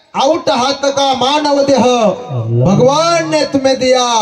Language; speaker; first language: Hindi; non-native, local second language; Marathi